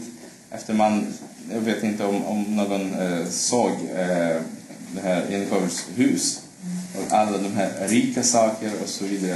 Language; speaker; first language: Swedish; non-native, fluent; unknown